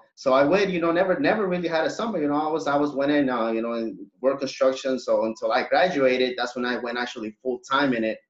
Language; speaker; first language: English; early bilingual, other home language; Spanish